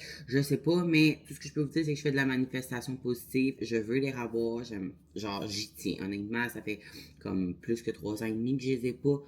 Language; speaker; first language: French; native; French